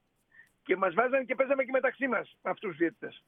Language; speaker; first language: Greek; native; Greek